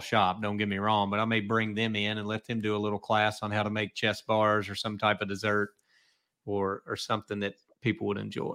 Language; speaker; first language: English; native; English